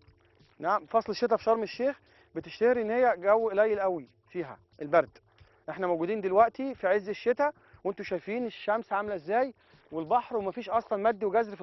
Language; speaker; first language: Arabic; native; Arabic